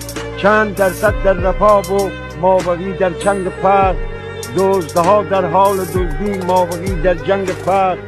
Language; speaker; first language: Persian; native; Persian